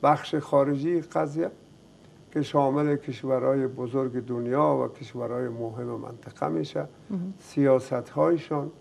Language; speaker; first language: Persian; native; Persian